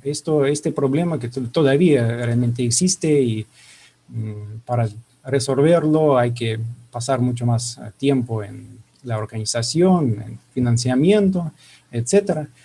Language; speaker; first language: Spanish; non-native, fluent; Russian